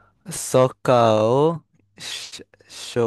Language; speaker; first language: Japanese; non-native, learner; Malay